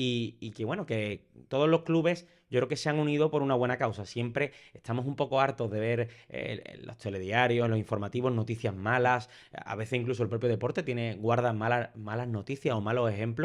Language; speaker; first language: Spanish; native; Spanish